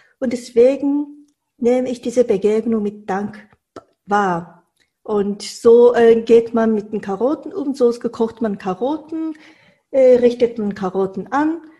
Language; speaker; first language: German; non-native, fluent; Japanese